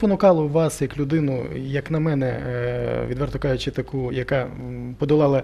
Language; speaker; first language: Ukrainian; native; Ukrainian